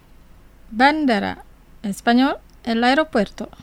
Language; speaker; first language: Spanish; non-native, fluent; Indonesian